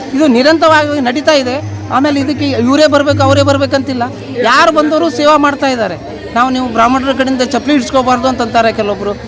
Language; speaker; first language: Kannada; native; Kannada